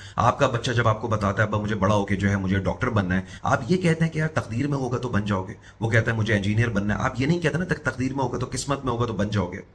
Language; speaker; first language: Urdu; native; Urdu